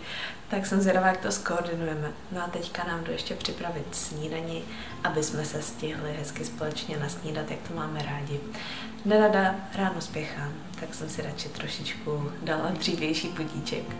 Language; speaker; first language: Czech; native; Czech